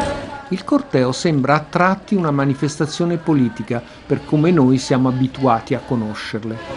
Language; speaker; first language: Italian; native; Italian